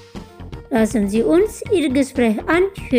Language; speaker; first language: German; non-native, fluent; Indonesian